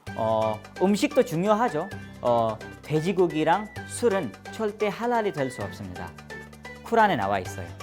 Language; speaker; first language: Korean; non-native, fluent; Urdu